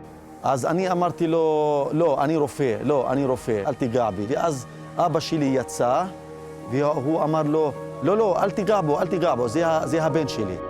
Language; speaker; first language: Hebrew; non-native, local second language; Arabic